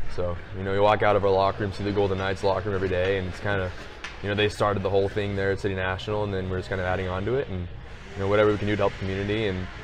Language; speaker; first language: English; native; English